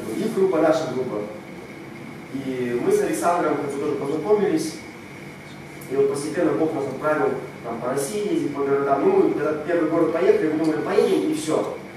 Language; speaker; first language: Russian; non-native, local second language; Romanian